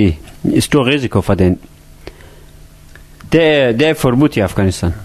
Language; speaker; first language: Danish; non-native, fluent; Persian